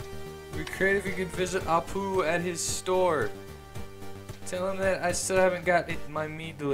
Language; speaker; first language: English; native; English